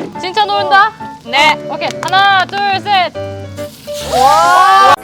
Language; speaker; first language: Korean; non-native, fluent; German